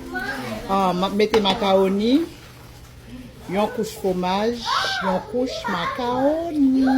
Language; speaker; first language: French; non-native, local second language; Haitian Creole